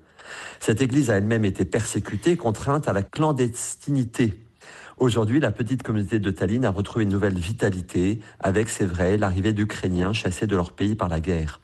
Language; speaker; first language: French; native; French